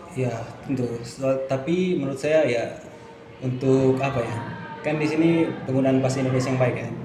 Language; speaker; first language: Indonesian; early bilingual, heritage; Indonesian